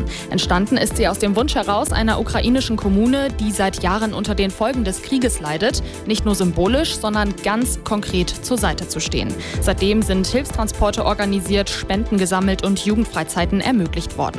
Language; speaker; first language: German; native; German